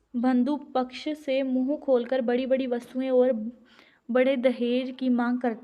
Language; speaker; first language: Hindi; non-native, local second language; Punjabi